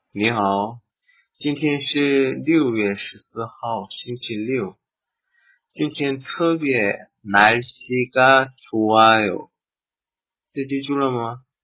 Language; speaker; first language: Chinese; non-native, learner; Korean